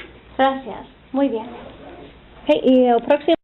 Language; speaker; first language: Spanish; non-native, fluent; English